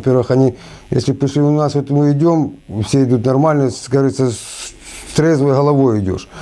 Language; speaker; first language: Russian; native; Russian